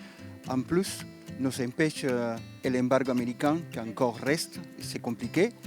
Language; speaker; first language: French; non-native, learner; Spanish